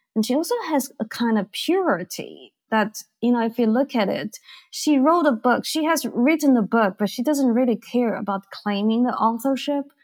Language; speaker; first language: English; non-native, fluent; Chinese